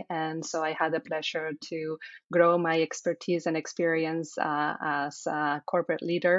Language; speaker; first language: English; non-native, fluent; Spanish